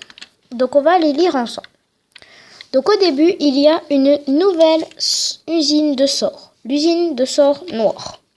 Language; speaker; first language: French; native; French